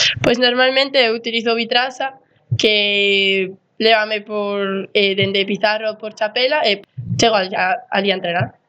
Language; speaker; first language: Galician; non-native, local second language; Spanish